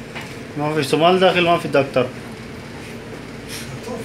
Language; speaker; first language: Arabic; non-native, learner; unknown